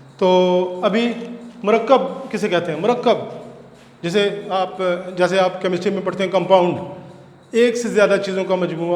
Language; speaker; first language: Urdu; non-native, local second language; Punjabi